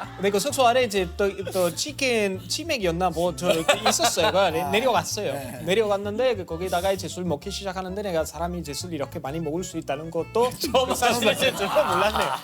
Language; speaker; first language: Korean; non-native, fluent; Spanish